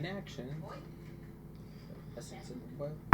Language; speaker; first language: English; native; English